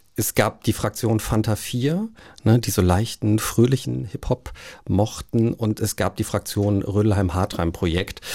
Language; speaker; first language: German; native; German